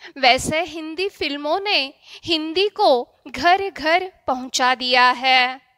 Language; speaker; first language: Hindi; non-native, local second language; Marathi